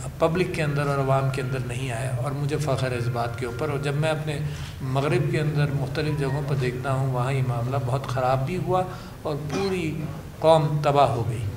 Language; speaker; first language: Urdu; native; Urdu